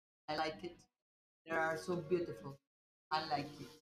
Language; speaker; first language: English; non-native, learner; Spanish